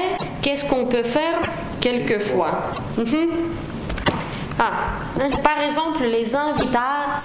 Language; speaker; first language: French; non-native, fluent; Russian